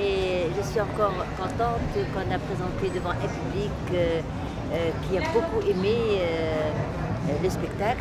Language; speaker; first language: French; non-native, local second language; Arabic